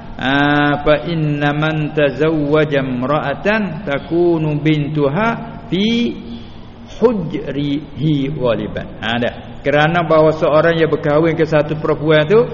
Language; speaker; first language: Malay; native; Malay